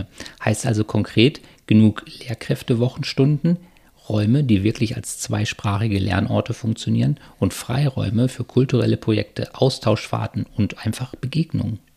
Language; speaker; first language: German; native; German